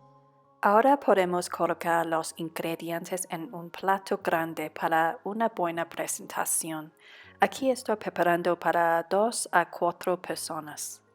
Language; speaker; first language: Spanish; non-native, fluent; Cantonese